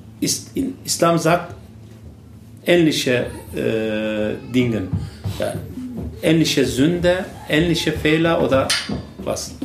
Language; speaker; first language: German; non-native, learner; Turkish